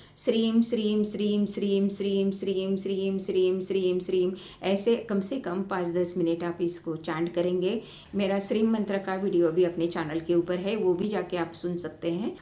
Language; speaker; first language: Hindi; native; Hindi